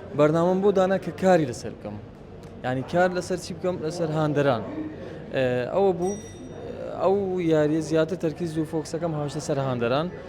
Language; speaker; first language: Central Kurdish; non-native, local second language; Kurdish